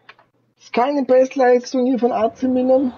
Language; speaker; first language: German; native; German